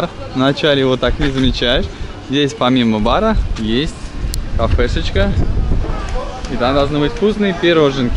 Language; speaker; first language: Russian; native; Russian